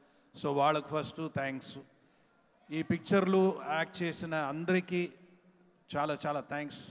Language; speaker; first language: Telugu; non-native, learner; Tamil